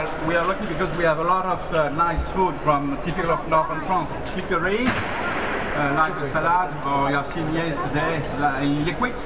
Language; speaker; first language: English; non-native, learner; French